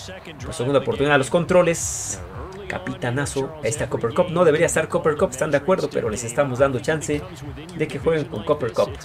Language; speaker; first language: Spanish; native; Spanish